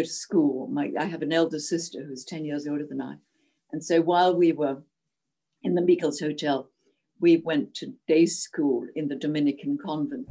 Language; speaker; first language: English; non-native, local second language; Czech